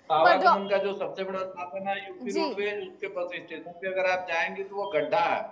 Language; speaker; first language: Hindi; native; Hindi